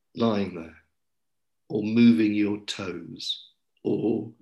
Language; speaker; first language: English; native; English